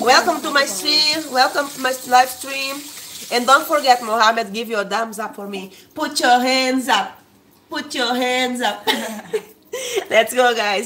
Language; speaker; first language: English; non-native, learner; Portuguese